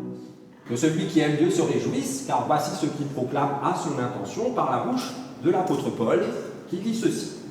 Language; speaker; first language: French; native; French